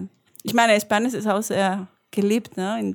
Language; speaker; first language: German; non-native, learner; Spanish